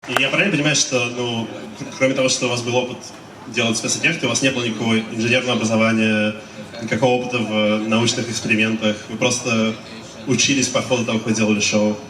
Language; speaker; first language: Russian; native; Russian